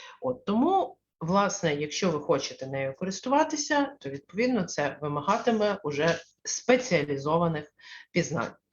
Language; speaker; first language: Ukrainian; non-native, local second language; Russian